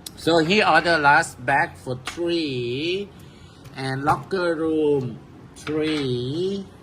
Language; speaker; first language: English; non-native, learner; Thai